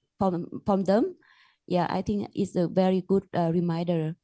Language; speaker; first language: English; non-native, learner; Vietnamese